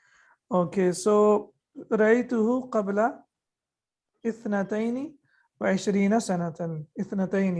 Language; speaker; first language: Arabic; non-native, fluent; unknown